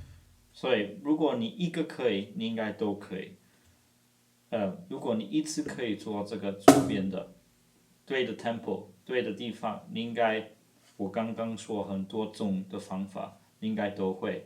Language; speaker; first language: Chinese; non-native, fluent; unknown